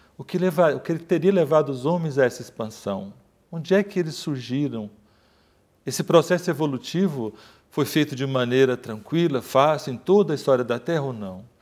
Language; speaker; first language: Portuguese; native; Portuguese